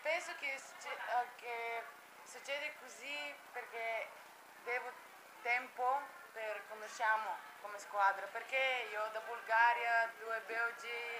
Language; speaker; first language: Italian; non-native, learner; Bulgarian